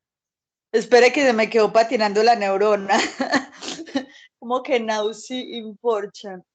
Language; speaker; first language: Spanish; native; Spanish